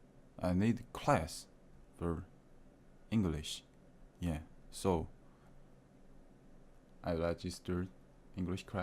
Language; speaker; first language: English; non-native, learner; Korean